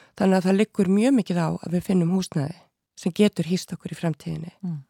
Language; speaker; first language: Icelandic; native; Icelandic